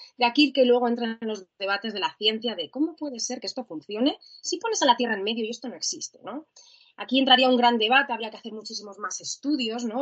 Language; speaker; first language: Spanish; native; Spanish